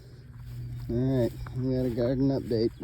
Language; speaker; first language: English; native; English